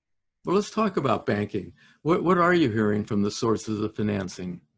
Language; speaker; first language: English; native; English